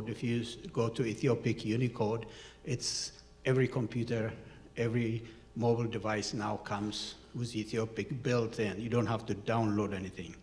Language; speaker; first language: English; non-native, local second language; Amharic